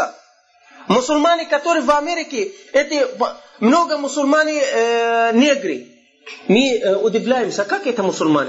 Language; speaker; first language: Russian; non-native, fluent; Arabic